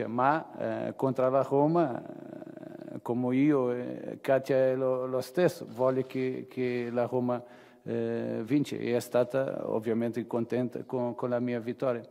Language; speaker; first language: Italian; non-native, fluent; Portuguese